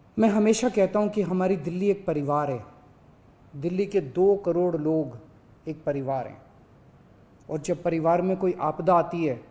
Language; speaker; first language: Hindi; native; Hindi